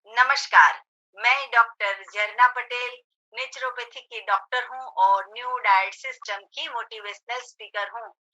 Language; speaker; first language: Hindi; non-native, local second language; Gujarati